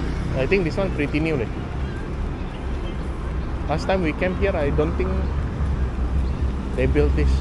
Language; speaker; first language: English; non-native, local second language; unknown